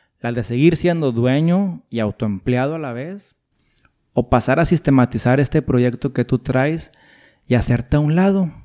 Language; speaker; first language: Spanish; native; Spanish